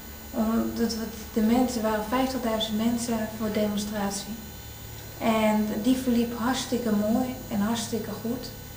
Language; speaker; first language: Dutch; native; Dutch